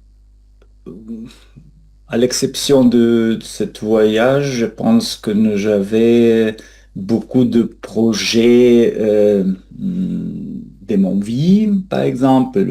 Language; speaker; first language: French; non-native, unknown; Russian